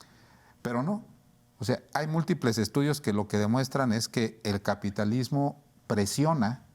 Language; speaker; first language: Spanish; native; Spanish